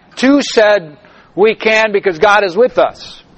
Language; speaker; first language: English; native; English